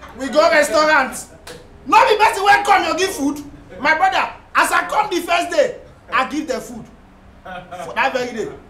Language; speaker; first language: Nigerian Pidgin; non-native, local second language; Hausa